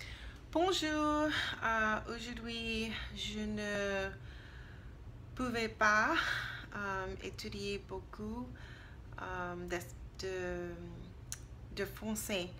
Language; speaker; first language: French; non-native, learner; English